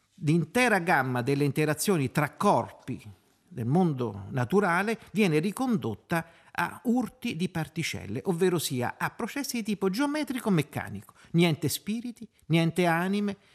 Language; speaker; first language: Italian; native; Italian